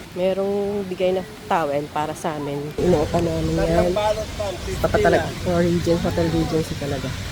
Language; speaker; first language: Filipino; native; Filipino